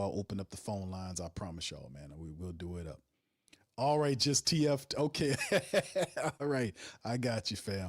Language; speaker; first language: English; native; English